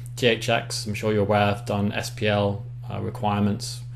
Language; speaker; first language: English; native; English